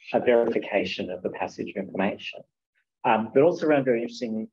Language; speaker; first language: English; native; English